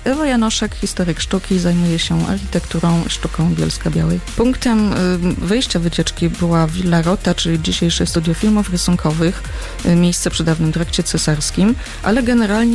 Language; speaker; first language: Polish; native; Polish